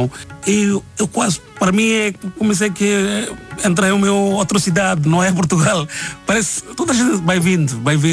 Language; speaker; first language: Portuguese; non-native, learner; Bangla